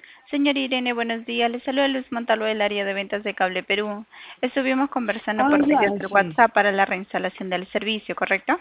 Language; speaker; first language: Spanish; native; Spanish